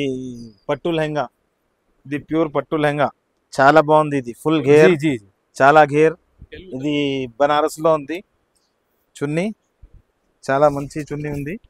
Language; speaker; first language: Telugu; non-native, local second language; Urdu